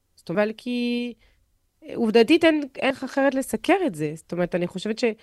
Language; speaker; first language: Hebrew; non-native, fluent; French